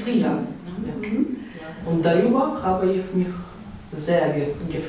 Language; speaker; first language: German; non-native, learner; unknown